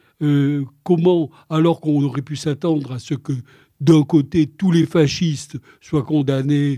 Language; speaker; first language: French; native; French